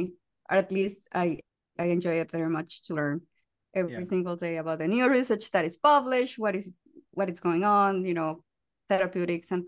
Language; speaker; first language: English; non-native, fluent; Spanish